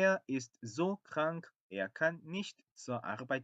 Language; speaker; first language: German; non-native, fluent; Korean